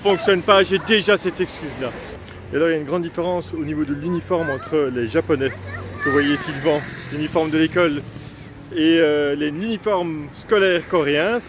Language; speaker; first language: French; native; French